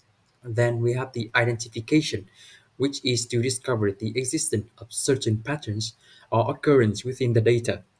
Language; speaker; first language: English; non-native, learner; Vietnamese